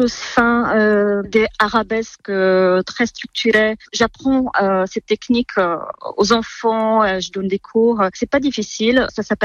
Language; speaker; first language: French; non-native, fluent; Czech